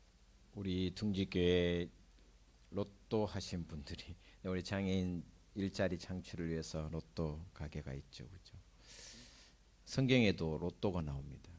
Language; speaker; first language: Korean; native; Korean